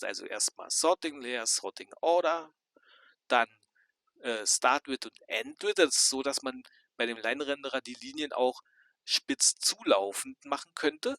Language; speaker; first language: German; native; German